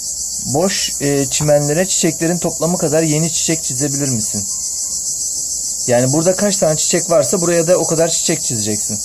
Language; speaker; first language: Turkish; native; Turkish